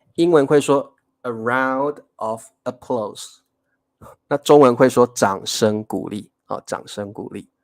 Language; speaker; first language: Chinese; native; Chinese